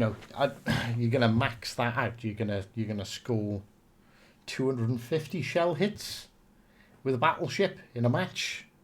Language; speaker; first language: English; native; English